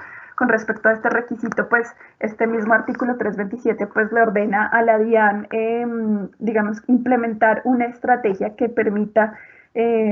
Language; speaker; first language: Spanish; native; Spanish